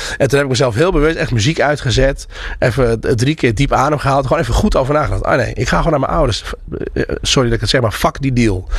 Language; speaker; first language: Dutch; native; Dutch